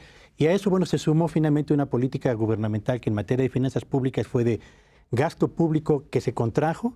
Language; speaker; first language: Spanish; native; Spanish